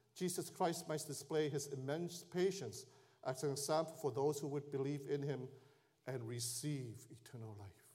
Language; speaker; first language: English; early bilingual, other home language; Vietnamese